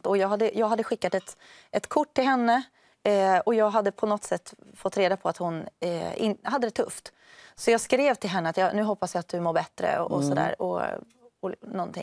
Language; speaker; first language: Swedish; native; Swedish